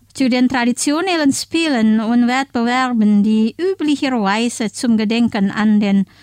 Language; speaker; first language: German; non-native, fluent; Indonesian